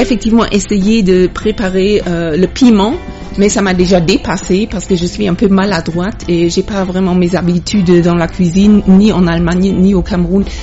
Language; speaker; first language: French; non-native, fluent; German